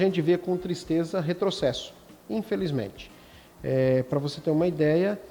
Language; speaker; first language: Portuguese; native; Portuguese